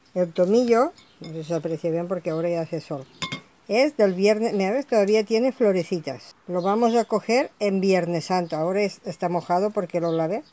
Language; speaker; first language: Spanish; native; Spanish